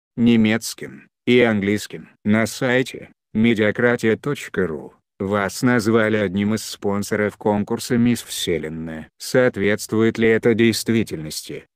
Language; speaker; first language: Russian; non-native, local second language; Chechen